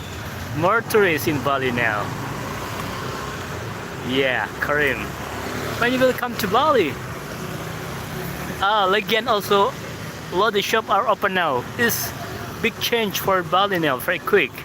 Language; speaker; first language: English; non-native, learner; Indonesian